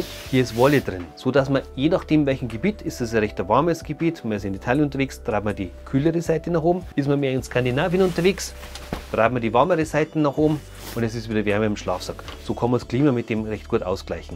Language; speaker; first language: German; native; German